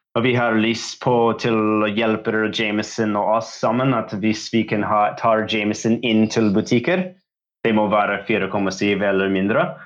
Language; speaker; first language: Norwegian; non-native, learner; English